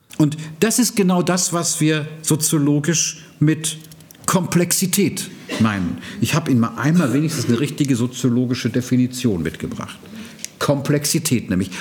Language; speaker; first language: German; native; German